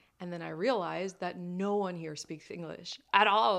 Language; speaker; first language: English; non-native, fluent; French